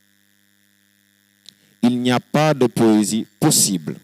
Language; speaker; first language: French; non-native, local second language; Wolof